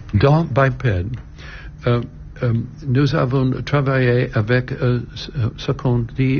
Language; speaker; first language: French; non-native, learner; English